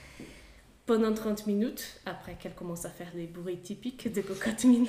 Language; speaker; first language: French; non-native, fluent; Portuguese